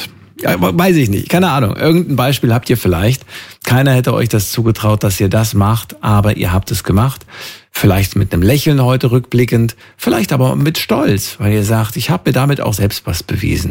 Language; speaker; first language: German; native; German